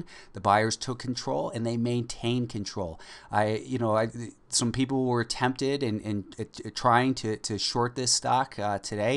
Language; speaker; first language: English; native; English